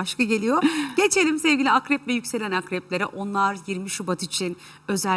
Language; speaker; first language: Turkish; native; Turkish